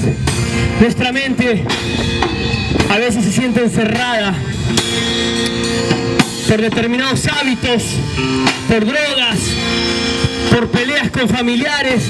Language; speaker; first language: Spanish; native; Spanish